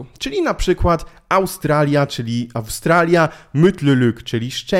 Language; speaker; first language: Polish; native; Polish